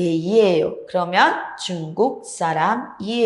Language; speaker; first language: Korean; non-native, fluent; Spanish